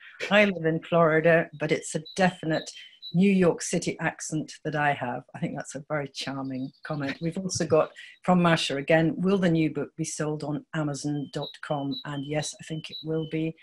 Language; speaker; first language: English; native; English